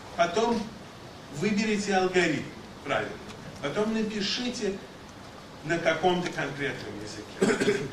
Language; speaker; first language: Russian; native; Russian